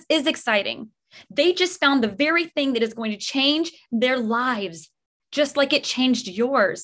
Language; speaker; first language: English; native; English